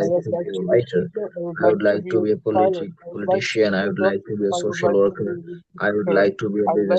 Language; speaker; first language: English; non-native, learner; Bangla